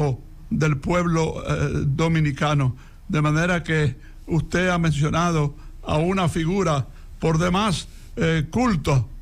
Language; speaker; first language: Spanish; native; Spanish